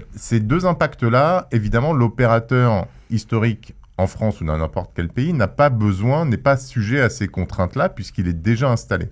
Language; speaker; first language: French; native; French